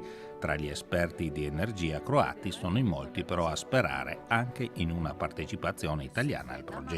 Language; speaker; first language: Italian; native; Italian